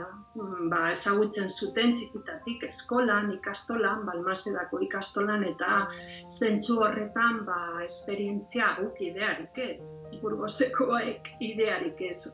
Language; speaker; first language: Basque; non-native, local second language; Spanish